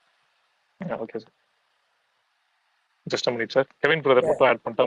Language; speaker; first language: Tamil; native; Tamil